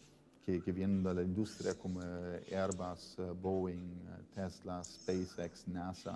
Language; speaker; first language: Spanish; non-native, fluent; Italian